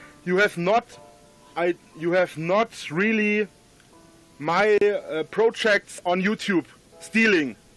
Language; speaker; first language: English; non-native, learner; German